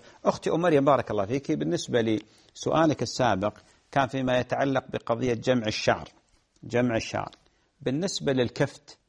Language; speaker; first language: Arabic; native; Arabic